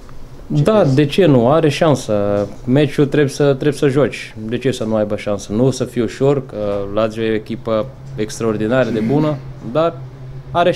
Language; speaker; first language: Romanian; non-native, fluent; Portuguese